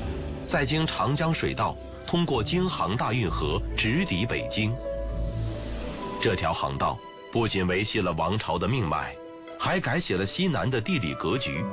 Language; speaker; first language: Chinese; native; Chinese